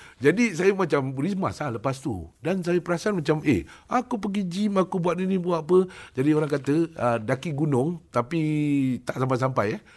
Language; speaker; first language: Malay; native; Malay